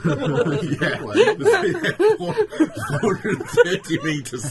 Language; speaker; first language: English; native; English